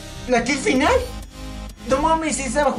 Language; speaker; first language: Spanish; native; Spanish